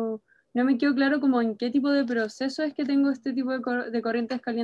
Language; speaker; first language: Spanish; native; Spanish